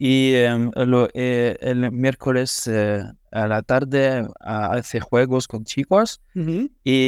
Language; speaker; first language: Spanish; non-native, learner; French